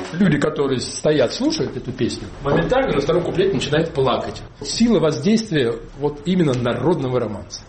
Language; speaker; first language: Russian; native; Russian